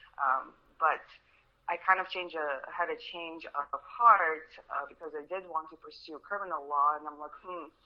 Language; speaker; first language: English; early bilingual, other home language; Russian